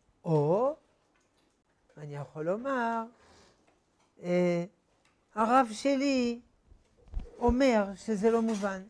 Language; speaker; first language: Hebrew; non-native, fluent; French